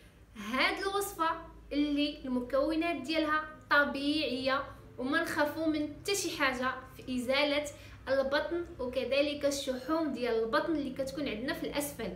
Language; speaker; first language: Arabic; native; Arabic